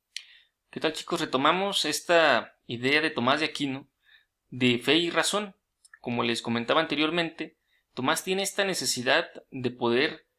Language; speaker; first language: Spanish; native; Spanish